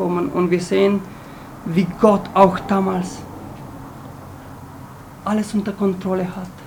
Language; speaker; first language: German; non-native, fluent; Romanian